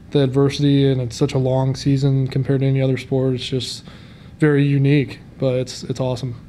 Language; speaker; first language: English; native; English